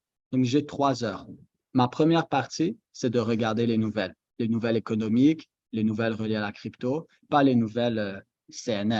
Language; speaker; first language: French; native; French